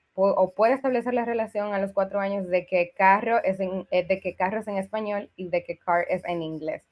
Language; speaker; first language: Spanish; native; Spanish